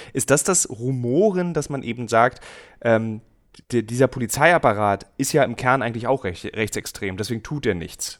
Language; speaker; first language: German; native; German